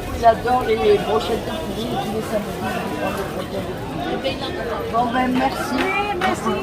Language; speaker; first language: French; non-native, learner; Thai